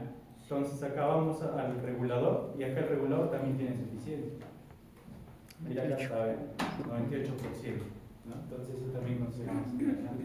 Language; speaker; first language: Spanish; native; Spanish